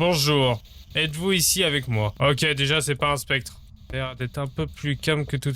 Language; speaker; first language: French; native; French